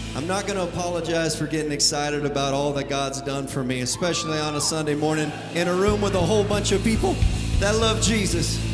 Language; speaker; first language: English; native; English